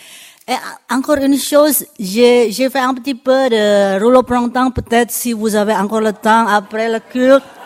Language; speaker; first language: French; non-native, fluent; Indonesian